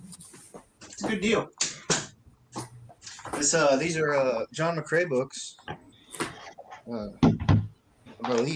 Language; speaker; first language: English; native; English